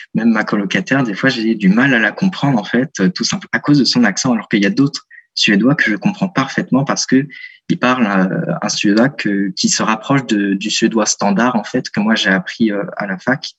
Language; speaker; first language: French; native; French